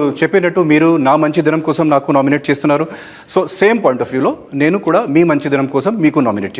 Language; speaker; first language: Telugu; non-native, fluent; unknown